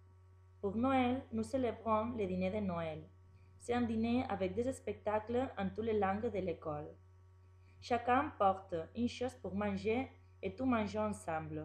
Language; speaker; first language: French; non-native, learner; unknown